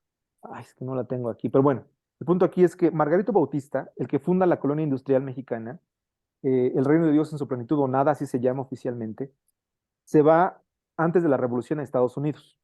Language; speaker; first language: Spanish; native; Spanish